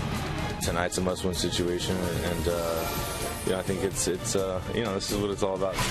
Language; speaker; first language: English; native; English